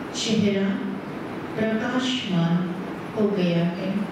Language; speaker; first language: Hindi; non-native, local second language; Marathi